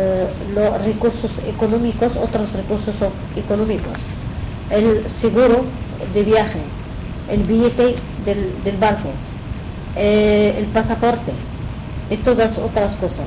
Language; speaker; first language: Spanish; non-native, fluent; Arabic